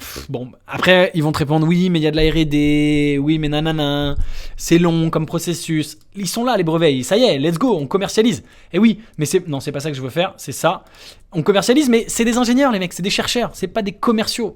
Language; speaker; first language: French; native; French